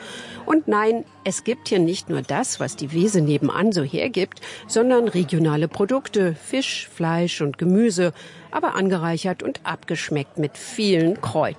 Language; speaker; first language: German; native; German